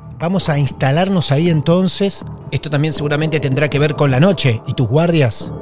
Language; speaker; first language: Spanish; native; Spanish